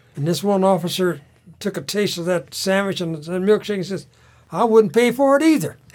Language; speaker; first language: English; native; English